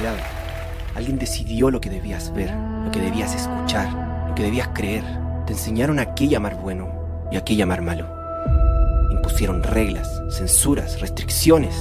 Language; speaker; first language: Spanish; native; Spanish